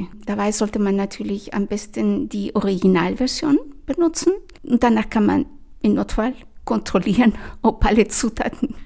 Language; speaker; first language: German; non-native, fluent; Spanish